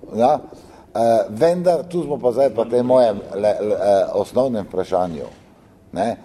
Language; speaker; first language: Slovenian; native; Slovenian